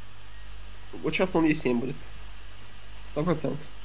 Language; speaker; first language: Russian; native; Russian